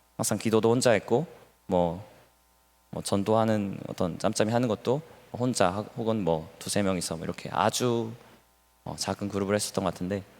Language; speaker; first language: Korean; native; Korean